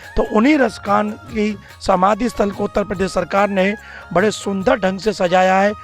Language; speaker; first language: Hindi; native; Hindi